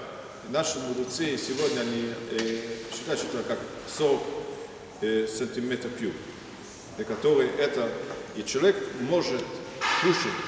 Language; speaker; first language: Russian; non-native, fluent; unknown